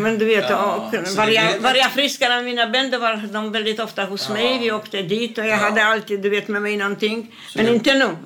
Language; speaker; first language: Swedish; non-native, fluent; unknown